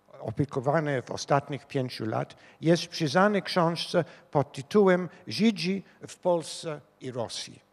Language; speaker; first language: Polish; non-native, fluent; English